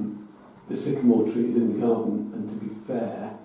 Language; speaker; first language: English; native; English